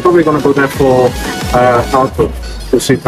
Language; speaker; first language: English; non-native, learner; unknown